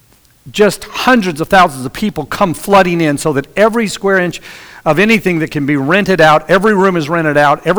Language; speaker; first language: English; native; English